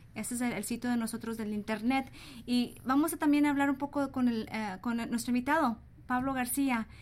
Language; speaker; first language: Spanish; early bilingual, heritage; English